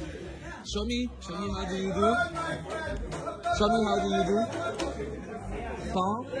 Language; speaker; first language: English; non-native, learner; French